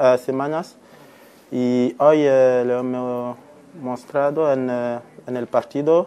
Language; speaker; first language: Spanish; non-native, fluent; French